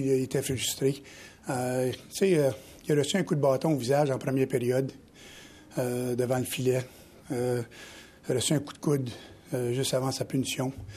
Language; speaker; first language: French; native; French